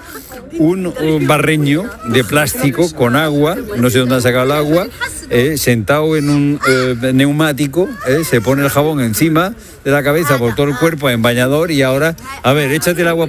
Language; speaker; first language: Spanish; native; Spanish